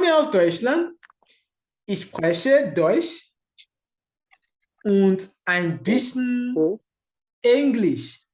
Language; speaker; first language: German; non-native, learner; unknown